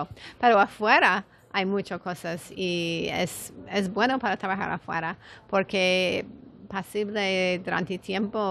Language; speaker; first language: Spanish; non-native, fluent; English